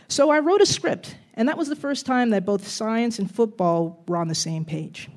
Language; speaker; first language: English; native; English